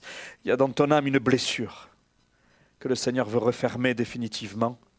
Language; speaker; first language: French; native; French